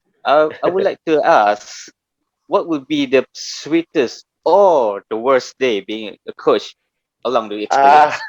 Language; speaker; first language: English; non-native, local second language; Malay